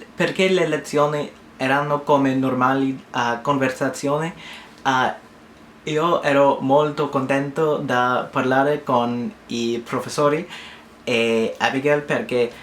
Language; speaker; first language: Italian; non-native, learner; English